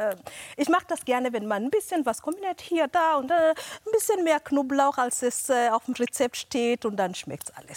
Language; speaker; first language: German; non-native, fluent; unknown